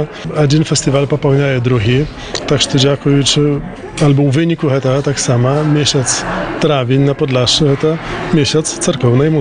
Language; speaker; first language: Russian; non-native, learner; Polish